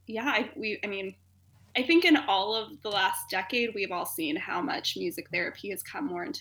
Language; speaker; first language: English; native; English